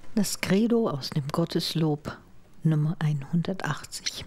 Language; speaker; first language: German; native; German